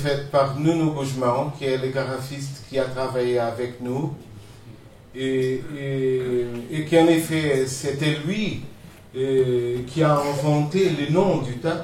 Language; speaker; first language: French; non-native, fluent; Portuguese